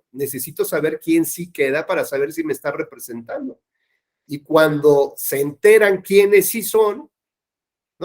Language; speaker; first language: Spanish; native; Spanish